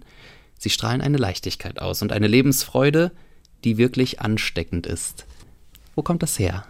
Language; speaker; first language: German; native; German